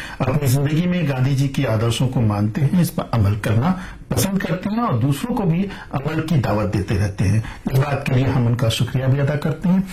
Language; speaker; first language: Urdu; native; Urdu